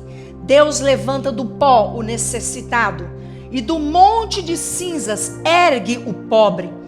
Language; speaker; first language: Portuguese; native; Portuguese